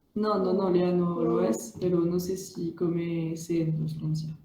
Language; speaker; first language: Spanish; non-native, learner; French